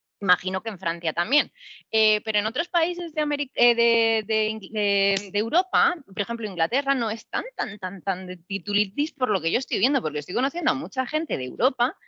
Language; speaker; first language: Spanish; native; Spanish